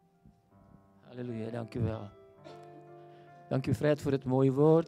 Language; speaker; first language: Dutch; non-native, fluent; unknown